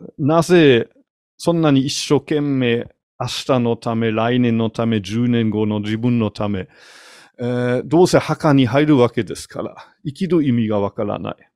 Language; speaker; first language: Japanese; non-native, fluent; German